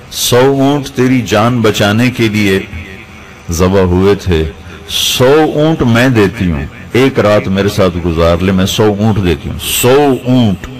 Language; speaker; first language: Urdu; non-native, local second language; Punjabi